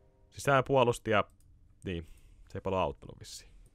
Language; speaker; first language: Finnish; native; Finnish